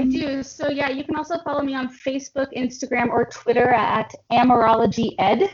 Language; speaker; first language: English; native; English